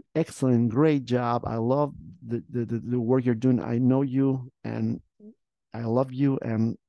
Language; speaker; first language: English; non-native, fluent; Spanish